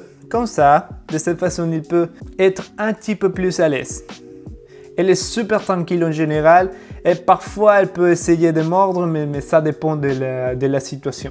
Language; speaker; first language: French; non-native, fluent; Spanish